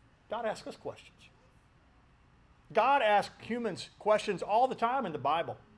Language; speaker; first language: English; native; English